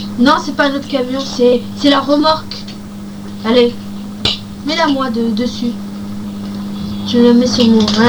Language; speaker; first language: French; native; French